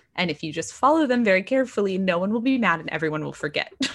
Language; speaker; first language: English; native; English